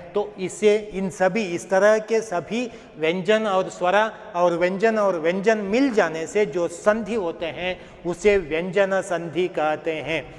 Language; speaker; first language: Hindi; non-native, local second language; Kannada